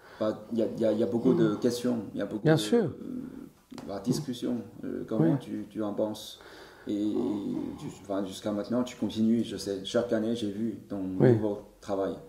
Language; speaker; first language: French; non-native, learner; Chinese